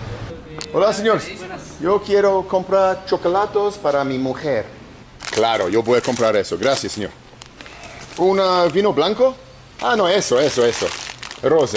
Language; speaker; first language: Spanish; non-native, learner; English